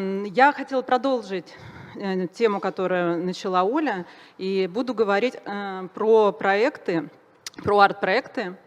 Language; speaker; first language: Russian; native; Russian